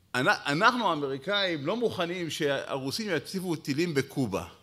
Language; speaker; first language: Hebrew; native; Hebrew